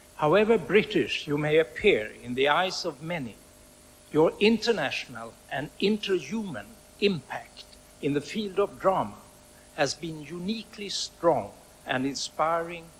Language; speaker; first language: English; non-native, fluent; Swedish